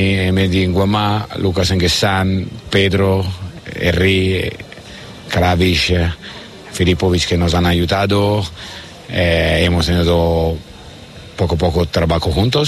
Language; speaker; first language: Spanish; non-native, learner; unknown